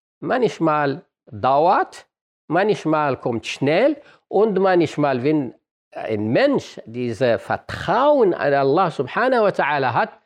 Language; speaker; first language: German; non-native, fluent; Arabic